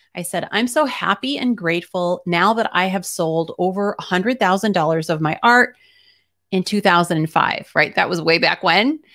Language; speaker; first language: English; native; English